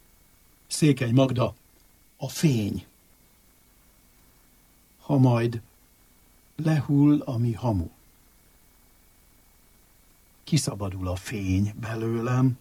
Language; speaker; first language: Hungarian; native; Hungarian